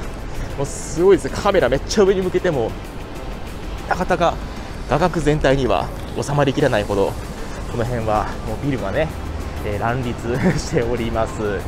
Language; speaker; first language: Japanese; native; Japanese